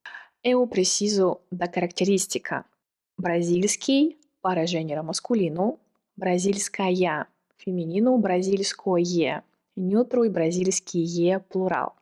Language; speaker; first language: Portuguese; non-native, fluent; Russian